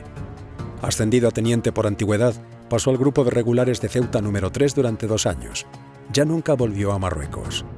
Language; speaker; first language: Spanish; native; Spanish